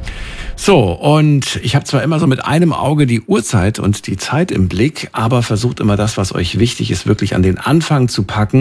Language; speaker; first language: German; native; German